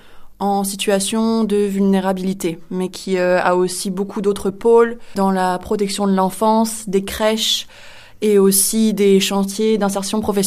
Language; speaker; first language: French; native; French